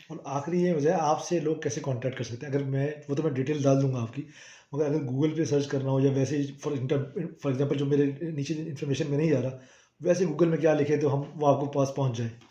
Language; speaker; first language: Urdu; native; Urdu